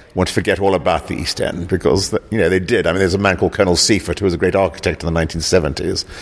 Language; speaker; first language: English; native; English